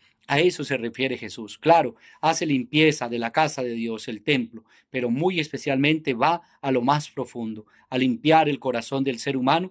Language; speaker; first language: Spanish; native; Spanish